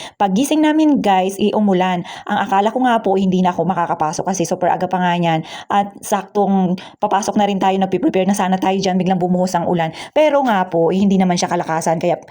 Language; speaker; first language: Filipino; native; Filipino